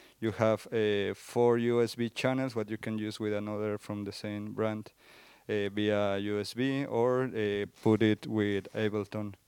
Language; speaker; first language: English; non-native, fluent; Spanish